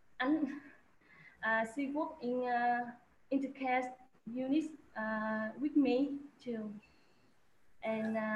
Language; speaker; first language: English; non-native, learner; Vietnamese